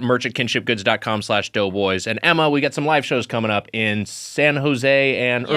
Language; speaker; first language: English; native; English